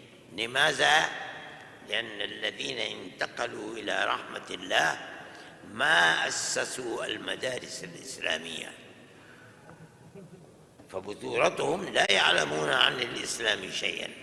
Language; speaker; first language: Arabic; non-native, fluent; Urdu